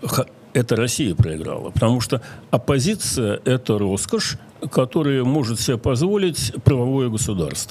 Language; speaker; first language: Russian; native; Russian